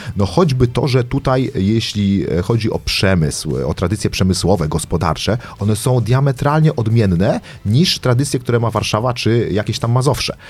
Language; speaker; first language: Polish; native; Polish